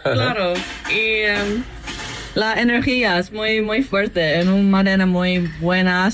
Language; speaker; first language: Spanish; non-native, learner; English